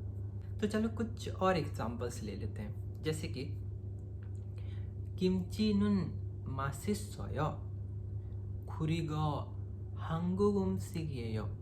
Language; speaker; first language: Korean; non-native, learner; Hindi